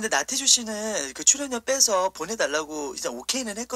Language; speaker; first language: Korean; native; Korean